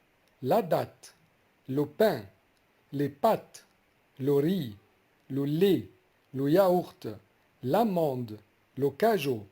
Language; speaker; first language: French; non-native, fluent; Arabic